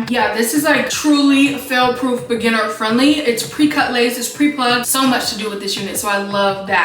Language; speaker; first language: English; native; English